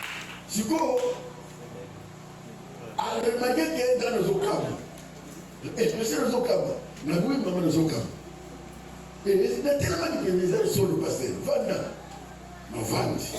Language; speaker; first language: French; non-native, local second language; Lingala